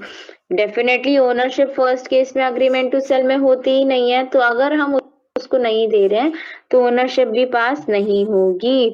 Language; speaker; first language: Hindi; native; Hindi